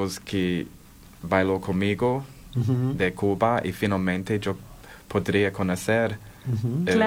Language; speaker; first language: Spanish; non-native, learner; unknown